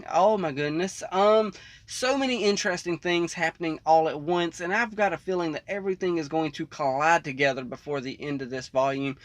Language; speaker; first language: English; native; English